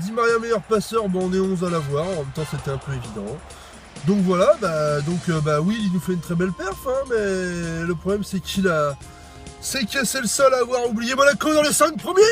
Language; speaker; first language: French; native; French